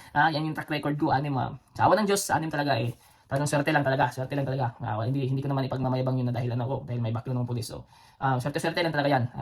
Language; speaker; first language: Filipino; non-native, local second language; Cebuano